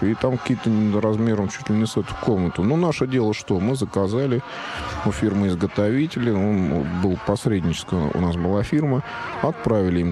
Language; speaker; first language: Russian; native; Russian